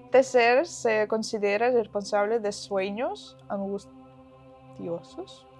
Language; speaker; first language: Spanish; non-native, fluent; Ukrainian